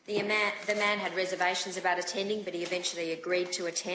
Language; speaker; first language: English; native; English